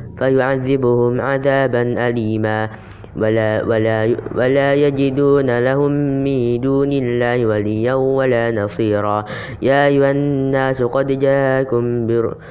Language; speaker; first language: Arabic; non-native, learner; Indonesian